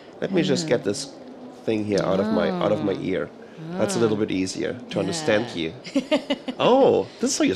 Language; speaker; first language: English; non-native, fluent; German